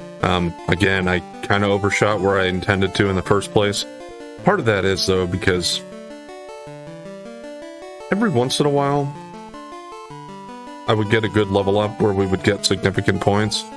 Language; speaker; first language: English; native; English